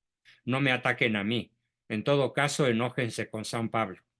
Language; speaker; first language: Spanish; native; Spanish